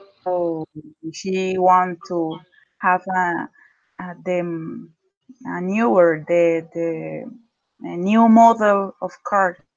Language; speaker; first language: English; non-native, learner; Spanish